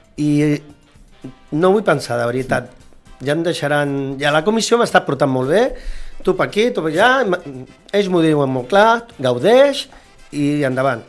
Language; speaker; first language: Catalan; native; Catalan